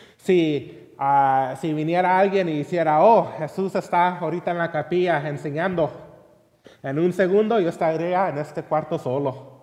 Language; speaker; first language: Spanish; early bilingual, heritage; Spanish